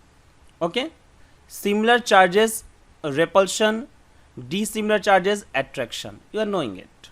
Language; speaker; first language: English; non-native, local second language; Hindi